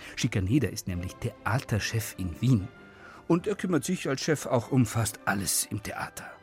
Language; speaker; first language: German; native; German